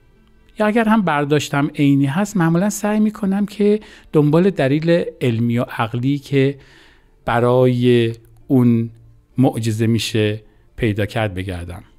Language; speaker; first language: Persian; native; Persian